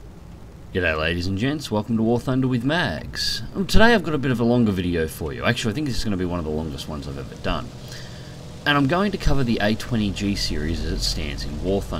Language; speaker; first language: English; native; English